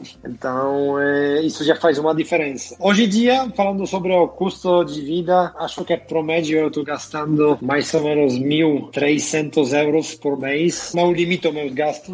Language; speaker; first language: Portuguese; non-native, fluent; Polish